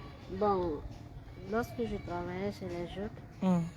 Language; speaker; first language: French; non-native, local second language; Fula